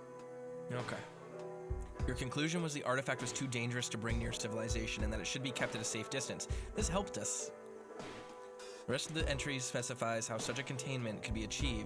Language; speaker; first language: English; native; English